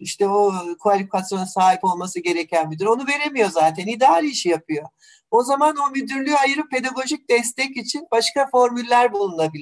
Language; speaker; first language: Turkish; native; Turkish